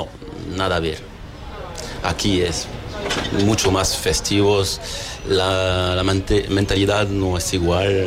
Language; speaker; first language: Spanish; non-native, learner; French